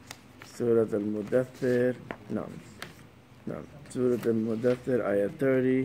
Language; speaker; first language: Arabic; non-native, fluent; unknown